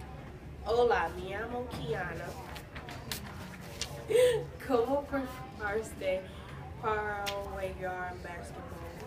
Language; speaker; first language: Spanish; non-native, learner; English